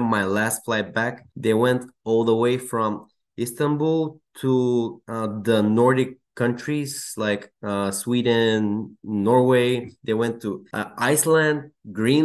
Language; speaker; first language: English; non-native, fluent; Bulgarian